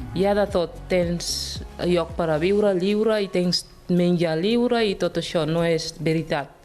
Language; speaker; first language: Catalan; non-native, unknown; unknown